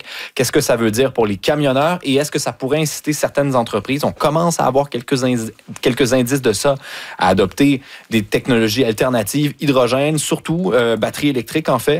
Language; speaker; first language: French; native; French